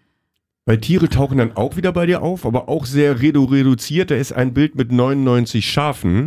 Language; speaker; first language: German; native; German